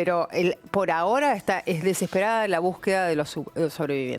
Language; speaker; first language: Spanish; native; Spanish